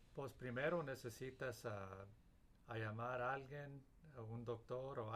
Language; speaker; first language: Spanish; early bilingual, heritage; Spanish